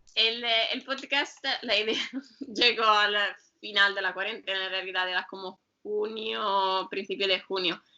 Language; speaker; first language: Spanish; non-native, fluent; Italian